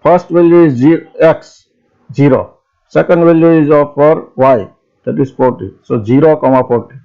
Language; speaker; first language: English; non-native, local second language; Gujarati